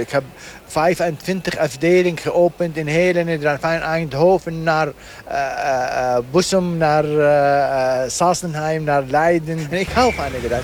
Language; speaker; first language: Dutch; non-native, learner; Arabic